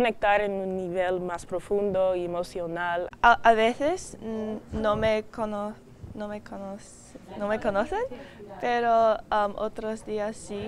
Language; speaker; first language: Spanish; non-native, learner; English